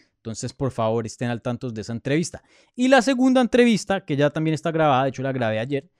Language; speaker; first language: Spanish; native; Spanish